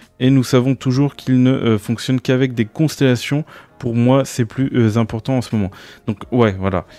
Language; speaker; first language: French; native; French